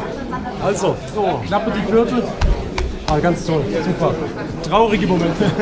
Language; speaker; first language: German; native; German